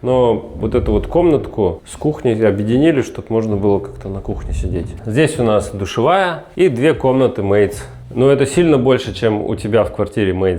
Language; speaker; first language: Russian; native; Russian